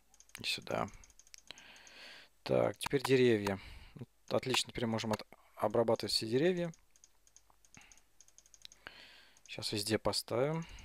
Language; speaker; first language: Russian; native; Russian